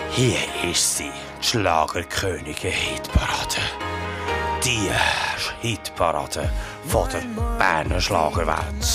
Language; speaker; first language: German; native; German